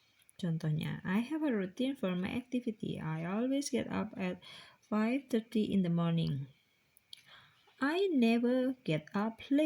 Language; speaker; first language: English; non-native, fluent; Indonesian